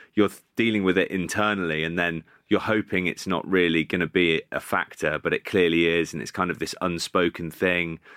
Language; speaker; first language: English; native; English